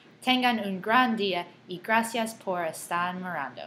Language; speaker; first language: Spanish; non-native, learner; English